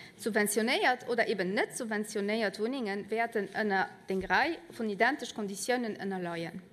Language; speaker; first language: German; non-native, local second language; Luxembourgish